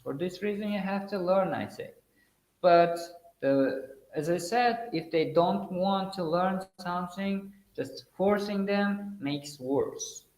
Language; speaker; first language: English; non-native, fluent; Uzbek